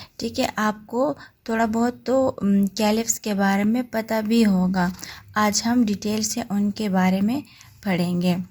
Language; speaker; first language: Urdu; non-native, local second language; Pashto